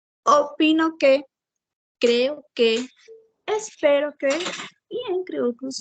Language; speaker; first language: Spanish; non-native, fluent; Portuguese